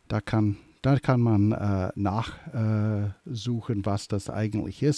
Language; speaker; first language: German; early bilingual, heritage; English